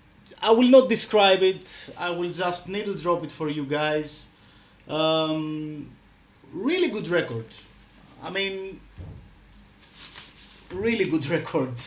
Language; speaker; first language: English; non-native, fluent; Greek